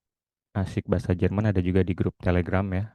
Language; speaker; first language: Indonesian; native; Indonesian